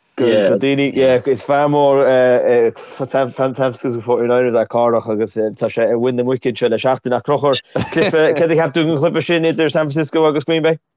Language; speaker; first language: Irish; native; Irish